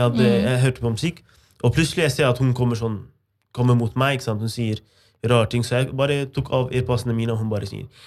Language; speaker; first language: Norwegian; non-native, fluent; Arabic